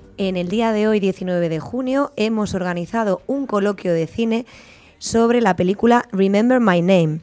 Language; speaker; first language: Spanish; native; Spanish